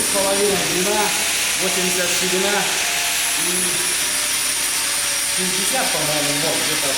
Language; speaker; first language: Russian; native; Russian